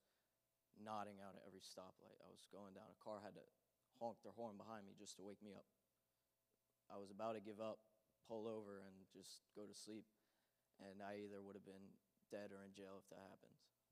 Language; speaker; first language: English; native; English